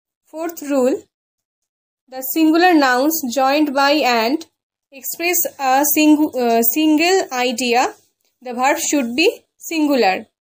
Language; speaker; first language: English; non-native, local second language; Bangla